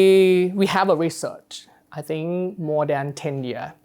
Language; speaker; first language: English; non-native, learner; Thai